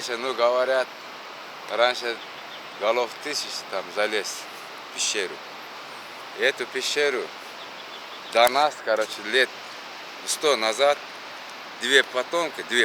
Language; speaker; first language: Russian; non-native, local second language; Kyrgyz